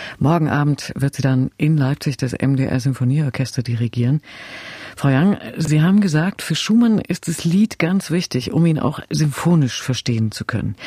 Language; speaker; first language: German; native; German